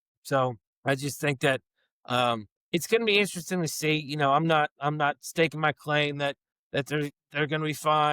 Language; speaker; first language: English; native; English